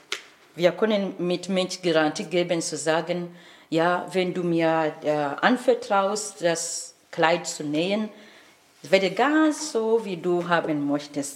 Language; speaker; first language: German; non-native, fluent; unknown